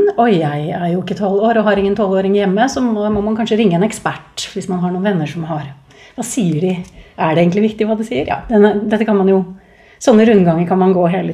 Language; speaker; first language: Norwegian; native; Norwegian